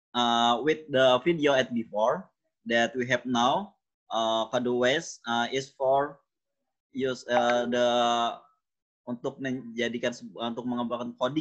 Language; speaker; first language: English; non-native, learner; Indonesian